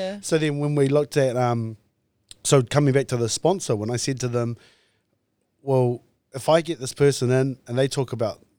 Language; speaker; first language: English; native; English